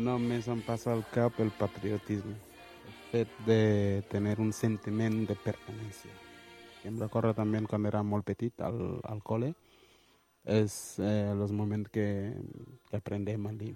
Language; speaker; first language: Catalan; early bilingual, other home language; Wolof